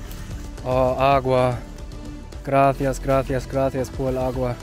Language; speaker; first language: Spanish; non-native, learner; German